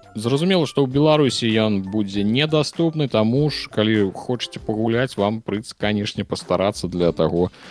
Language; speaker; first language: Belarusian; non-native, local second language; Russian